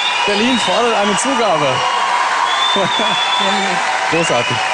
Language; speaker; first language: German; native; German